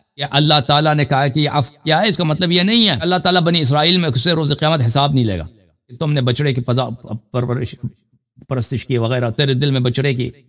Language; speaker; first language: Urdu; non-native, fluent; Persian